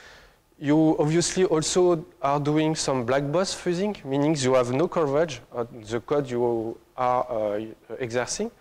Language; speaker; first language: English; non-native, fluent; French